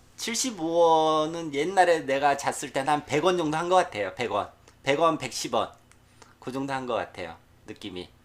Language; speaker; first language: Korean; native; Korean